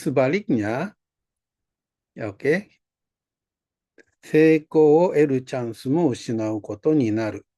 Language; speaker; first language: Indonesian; non-native, fluent; Japanese